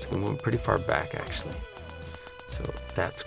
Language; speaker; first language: English; native; English